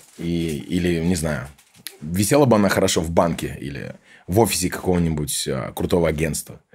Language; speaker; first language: Russian; early bilingual, heritage; Russian